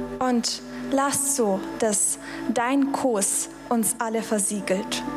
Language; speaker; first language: German; non-native, fluent; Russian